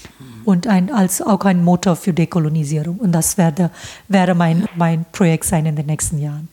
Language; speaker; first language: German; non-native, fluent; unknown